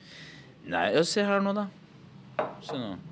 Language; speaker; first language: Norwegian; native; Norwegian